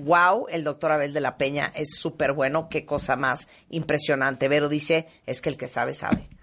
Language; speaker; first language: Spanish; native; Spanish